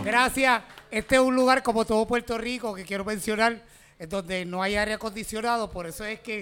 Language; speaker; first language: Spanish; native; Spanish